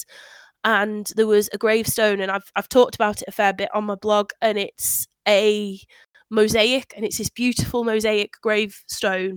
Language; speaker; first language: English; native; English